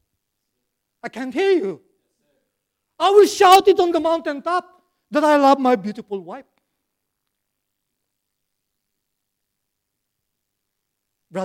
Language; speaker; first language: English; non-native, local second language; Filipino